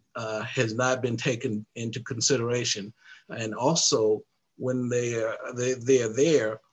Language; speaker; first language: English; native; English